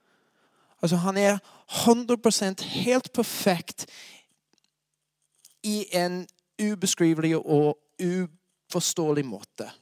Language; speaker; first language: Norwegian; non-native, fluent; English